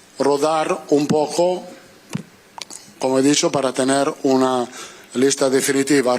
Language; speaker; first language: Spanish; non-native, fluent; Italian